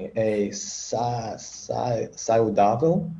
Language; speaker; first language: Portuguese; non-native, learner; English